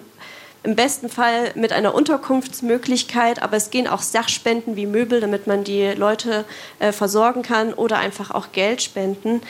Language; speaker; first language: German; native; German